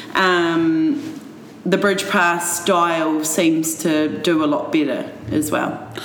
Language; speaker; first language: English; native; English